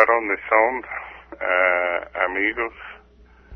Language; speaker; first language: Spanish; non-native, fluent; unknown